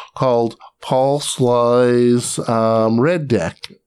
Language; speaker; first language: English; native; English